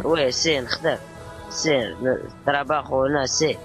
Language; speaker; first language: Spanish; non-native, learner; Arabic